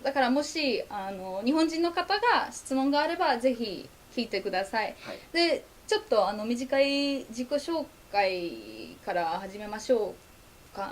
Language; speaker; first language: Japanese; non-native, fluent; Polish